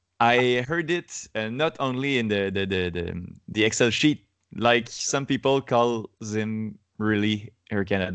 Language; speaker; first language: English; non-native, learner; French